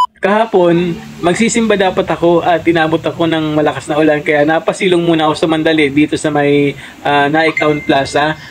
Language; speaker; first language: Filipino; native; Filipino